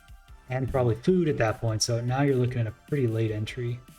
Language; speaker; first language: English; native; English